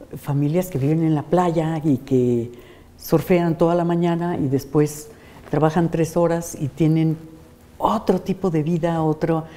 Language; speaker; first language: Spanish; native; Spanish